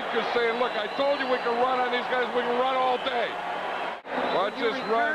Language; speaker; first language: English; native; English